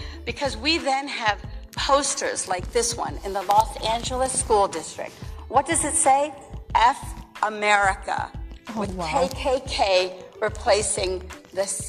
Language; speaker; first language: English; early bilingual, other home language; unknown